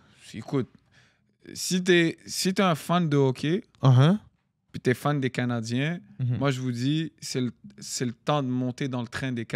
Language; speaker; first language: French; native; French